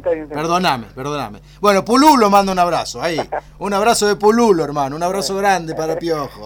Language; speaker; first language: Spanish; native; Spanish